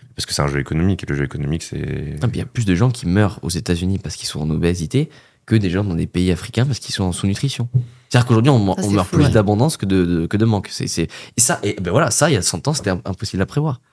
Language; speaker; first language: French; native; French